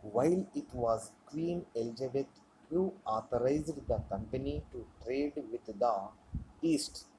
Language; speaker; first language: English; non-native, local second language; Telugu